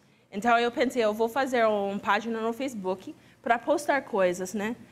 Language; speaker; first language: Portuguese; non-native, fluent; English